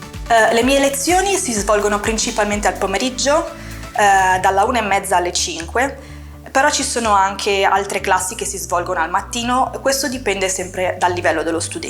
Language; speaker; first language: Italian; native; Italian